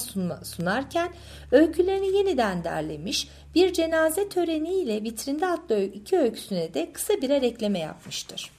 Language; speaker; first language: Turkish; native; Turkish